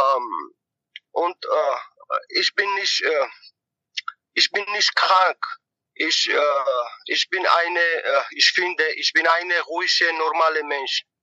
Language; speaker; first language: German; non-native, learner; Georgian